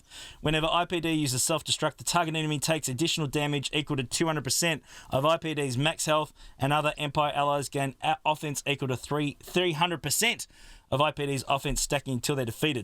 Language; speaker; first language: English; native; English